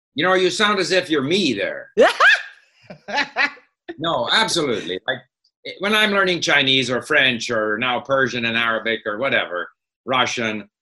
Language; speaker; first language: English; native; English